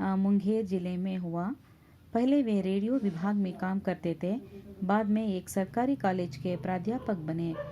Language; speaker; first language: Hindi; non-native, local second language; Kannada